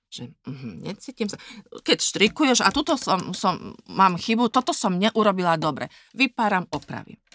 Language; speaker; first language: Slovak; native; Slovak